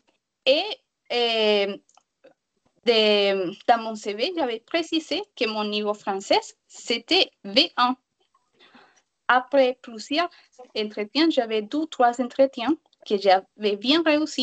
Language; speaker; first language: French; non-native, learner; Spanish